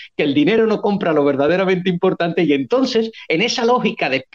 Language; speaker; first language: Spanish; native; Spanish